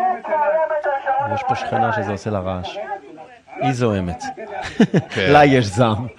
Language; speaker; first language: Hebrew; non-native, fluent; French